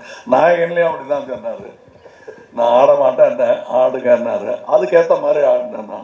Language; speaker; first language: Tamil; native; Tamil